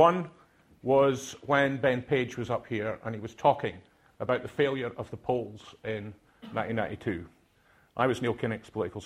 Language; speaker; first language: English; non-native, local second language; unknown